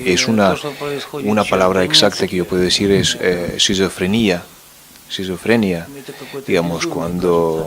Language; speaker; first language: Spanish; non-native, fluent; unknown